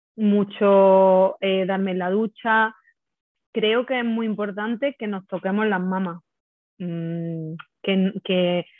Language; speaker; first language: Spanish; native; Spanish